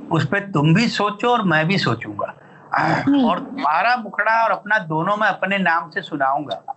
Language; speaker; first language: Hindi; native; Hindi